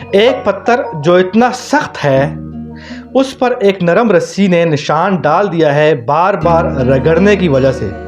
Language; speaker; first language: Urdu; native; Urdu